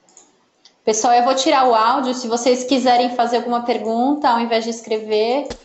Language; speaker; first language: Portuguese; native; Portuguese